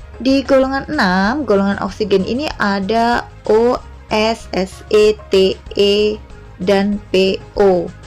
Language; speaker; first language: Indonesian; non-native, local second language; Javanese